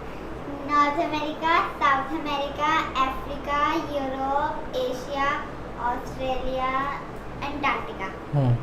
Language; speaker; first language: Hindi; native; Hindi